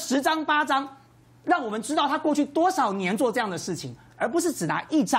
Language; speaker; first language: Chinese; native; Chinese